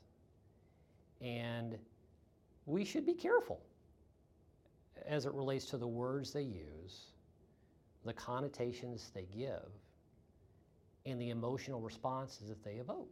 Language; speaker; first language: English; native; English